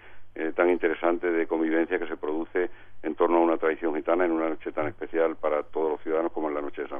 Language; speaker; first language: Spanish; native; Spanish